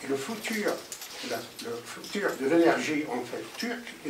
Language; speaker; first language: French; non-native, fluent; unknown